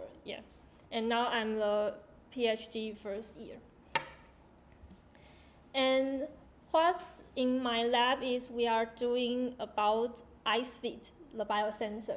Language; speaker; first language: English; non-native, learner; Chinese